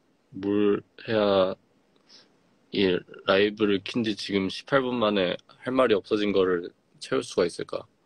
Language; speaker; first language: Korean; native; Korean